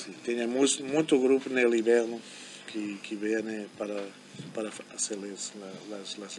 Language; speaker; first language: Portuguese; non-native, fluent; German